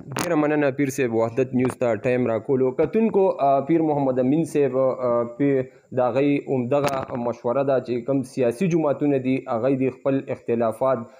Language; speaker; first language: Pashto; native; Pashto